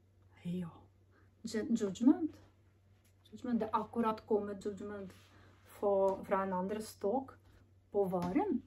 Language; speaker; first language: Norwegian; non-native, learner; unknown